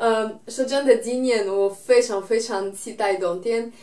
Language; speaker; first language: Chinese; non-native, fluent; Russian